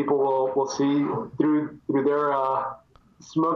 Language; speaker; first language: English; native; English